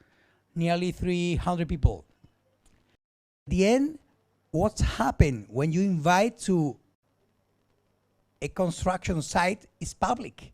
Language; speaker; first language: English; non-native, learner; Spanish